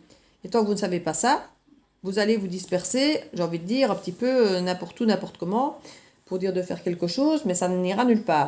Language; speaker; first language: French; native; French